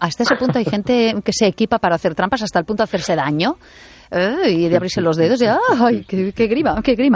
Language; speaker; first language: Spanish; native; Spanish